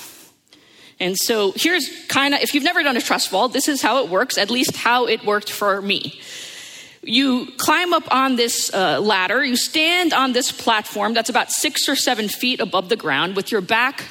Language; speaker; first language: English; native; English